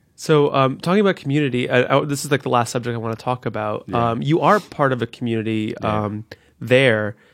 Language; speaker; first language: English; native; English